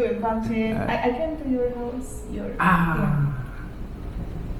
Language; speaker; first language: English; non-native, fluent; Indonesian